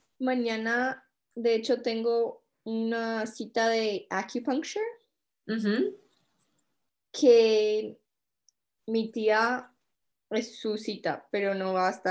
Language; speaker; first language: Spanish; early bilingual, heritage; Spanish